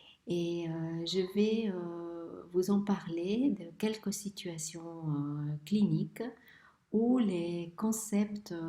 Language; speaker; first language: French; non-native, fluent; Spanish